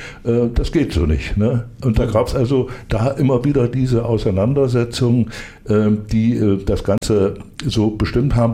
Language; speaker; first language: German; native; German